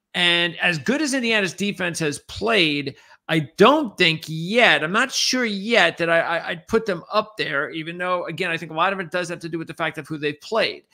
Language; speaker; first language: English; native; English